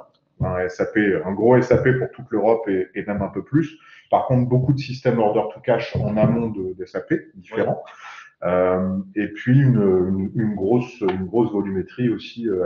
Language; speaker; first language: French; native; French